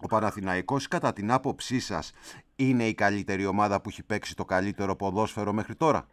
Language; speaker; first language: Greek; native; Greek